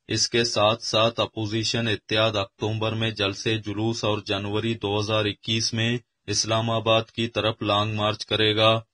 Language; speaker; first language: Urdu; non-native, local second language; Baluchi